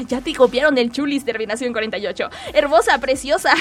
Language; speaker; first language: Spanish; native; Spanish